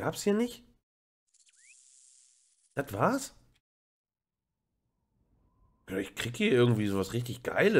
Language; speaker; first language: German; native; German